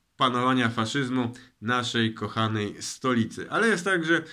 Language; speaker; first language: Polish; native; Polish